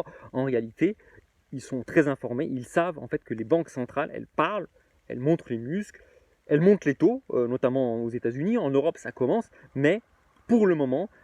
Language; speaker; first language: French; native; French